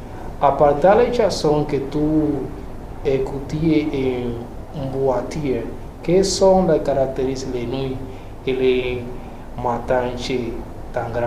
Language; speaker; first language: French; non-native, learner; Spanish